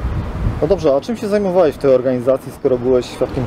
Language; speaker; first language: Polish; native; Polish